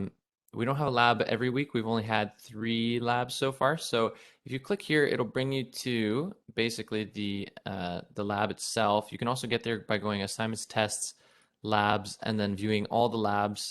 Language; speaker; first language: English; native; English